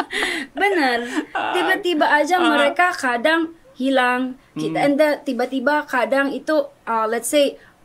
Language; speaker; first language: Indonesian; non-native, fluent; German